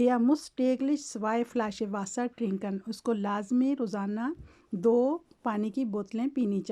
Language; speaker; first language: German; non-native, learner; Urdu